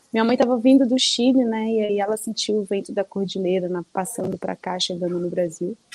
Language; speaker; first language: Portuguese; early bilingual, other home language; Spanish